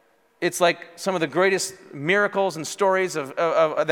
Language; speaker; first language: English; native; English